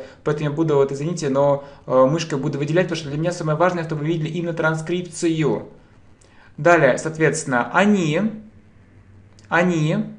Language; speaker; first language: Russian; native; Russian